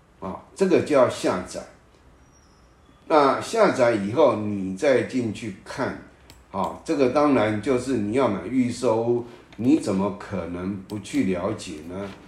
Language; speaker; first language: Chinese; native; Chinese